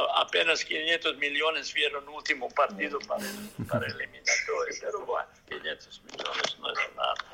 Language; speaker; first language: Spanish; non-native, fluent; Serbian